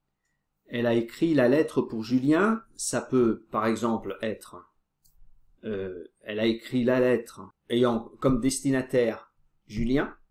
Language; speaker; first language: French; non-native, fluent; Portuguese